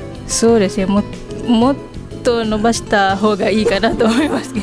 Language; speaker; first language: Japanese; non-native, fluent; Malay